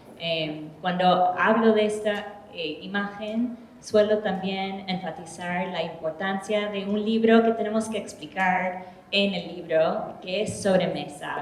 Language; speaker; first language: Spanish; early bilingual, heritage; English